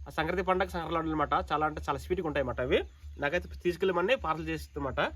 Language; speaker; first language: Telugu; non-native, local second language; Odia